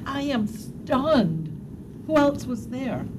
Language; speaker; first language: English; native; English